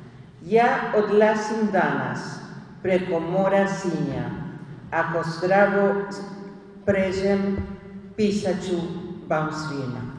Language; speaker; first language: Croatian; early bilingual, heritage; Spanish